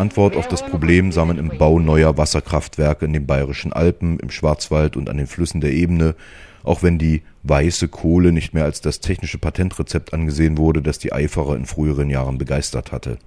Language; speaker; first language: German; native; German